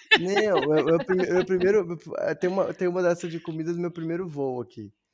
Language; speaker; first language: Portuguese; native; Portuguese